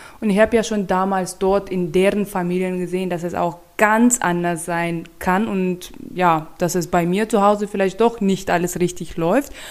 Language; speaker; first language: German; non-native, fluent; Turkmen